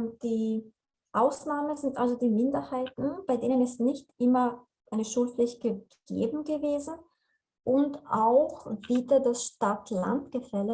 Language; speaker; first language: German; non-native, fluent; Slovenian